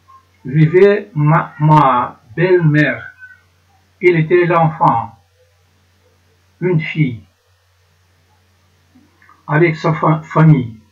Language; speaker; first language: French; non-native, learner; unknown